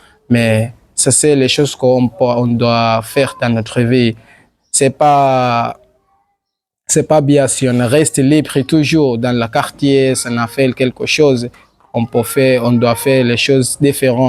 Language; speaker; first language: French; non-native, learner; Swahili